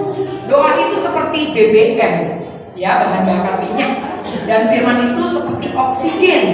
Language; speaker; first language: Indonesian; native; Indonesian